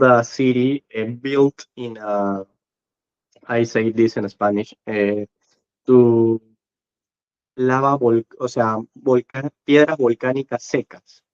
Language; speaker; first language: English; non-native, learner; Spanish